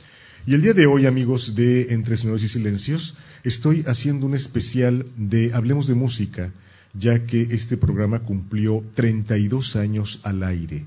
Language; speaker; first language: Spanish; native; Spanish